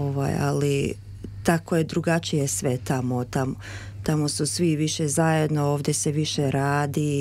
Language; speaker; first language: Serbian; early bilingual, heritage; Serbian